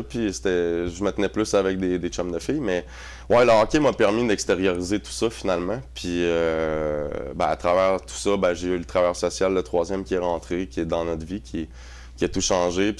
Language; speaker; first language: French; native; French